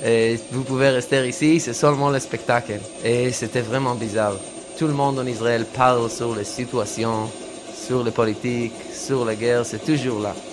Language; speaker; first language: French; non-native, learner; Hebrew